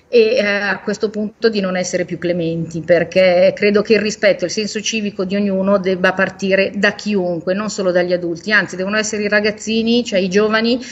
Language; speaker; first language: Italian; native; Italian